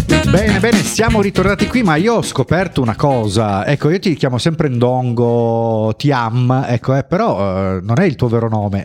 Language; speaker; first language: Italian; native; Italian